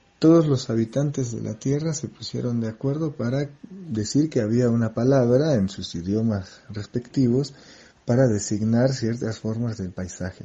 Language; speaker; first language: Spanish; non-native, fluent; French